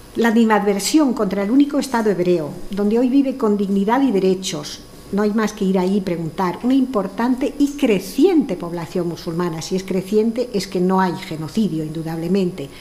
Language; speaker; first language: Spanish; early bilingual, other home language; French